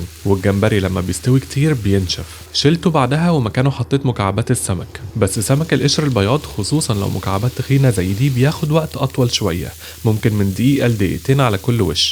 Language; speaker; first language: Arabic; native; Arabic